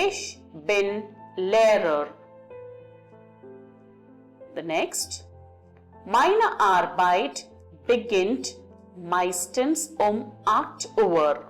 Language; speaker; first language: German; non-native, fluent; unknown